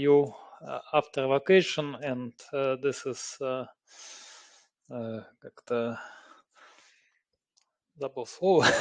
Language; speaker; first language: English; non-native, learner; Russian